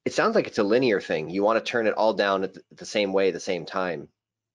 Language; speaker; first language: English; native; English